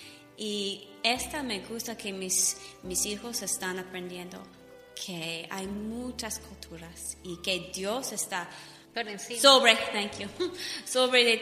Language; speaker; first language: Spanish; non-native, learner; English